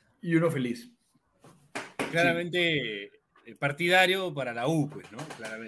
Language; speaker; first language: Spanish; native; Spanish